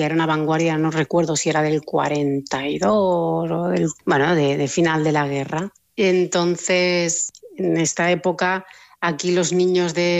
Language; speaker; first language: Spanish; native; Spanish